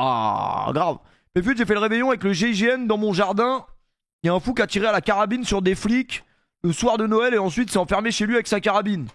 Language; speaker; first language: French; native; French